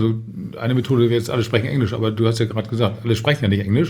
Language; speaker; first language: German; native; German